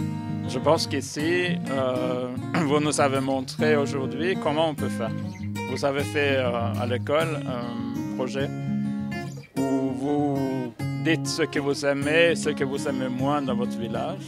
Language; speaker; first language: French; non-native, fluent; Norwegian